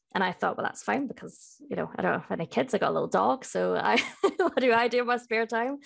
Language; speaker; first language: English; native; English